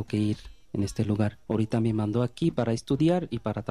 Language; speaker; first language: Spanish; non-native, learner; Bangla